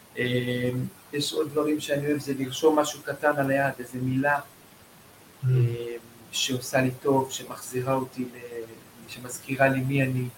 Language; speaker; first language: Hebrew; native; Hebrew